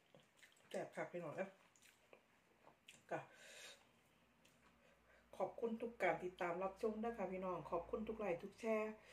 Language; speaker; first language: Thai; non-native, local second language; Lao